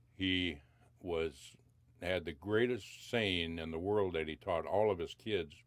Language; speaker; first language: English; native; English